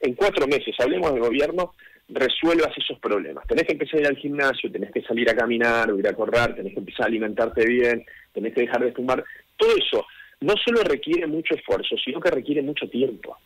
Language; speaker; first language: Spanish; native; Spanish